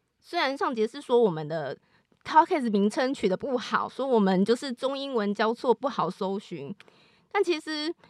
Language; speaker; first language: Chinese; native; Chinese